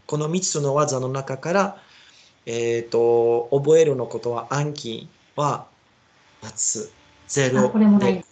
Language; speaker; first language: Japanese; non-native, learner; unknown